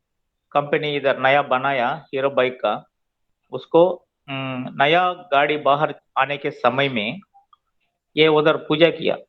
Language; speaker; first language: Hindi; non-native, local second language; Telugu